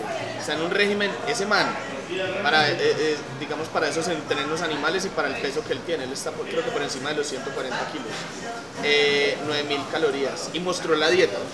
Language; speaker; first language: Spanish; native; Spanish